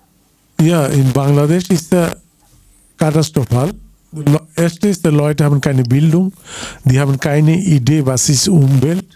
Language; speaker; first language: German; non-native, learner; Bangla